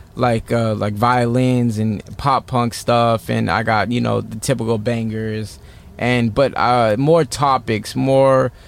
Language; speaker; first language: English; native; English